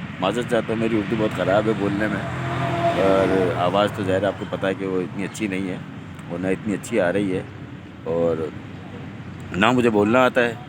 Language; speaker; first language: Urdu; non-native, local second language; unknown